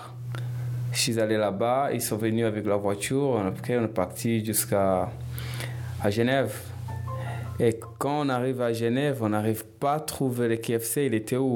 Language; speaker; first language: French; non-native, fluent; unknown